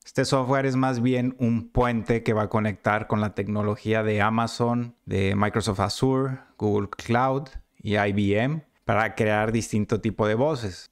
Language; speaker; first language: Spanish; native; Spanish